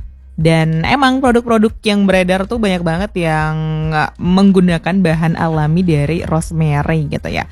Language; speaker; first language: Indonesian; native; Indonesian